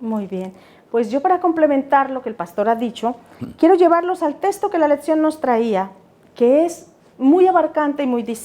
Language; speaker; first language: Spanish; native; Spanish